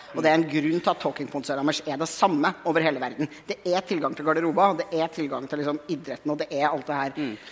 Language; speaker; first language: Norwegian; native; Norwegian